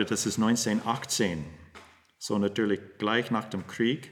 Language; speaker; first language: German; non-native, fluent; English